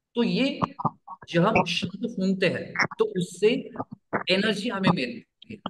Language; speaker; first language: Hindi; non-native, local second language; Marathi